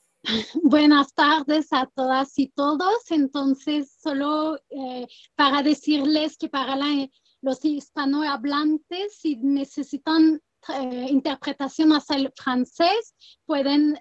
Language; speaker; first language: Spanish; non-native, fluent; French